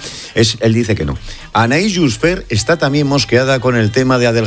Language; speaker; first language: Spanish; native; Spanish